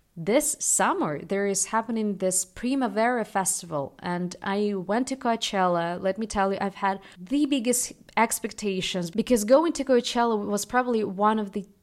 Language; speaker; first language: English; non-native, fluent; Russian